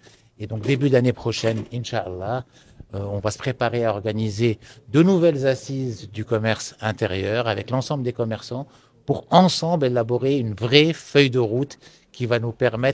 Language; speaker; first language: French; non-native, local second language; Arabic